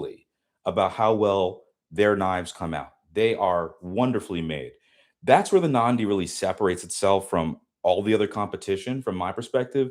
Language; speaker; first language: English; native; English